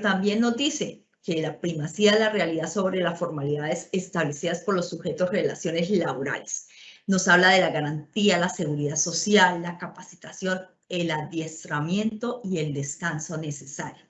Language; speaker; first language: Spanish; native; Spanish